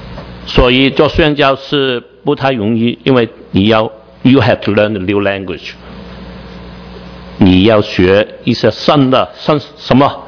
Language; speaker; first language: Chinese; non-native, learner; Cantonese